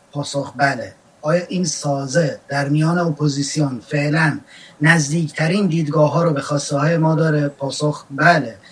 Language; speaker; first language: Persian; non-native, local second language; Central Kurdish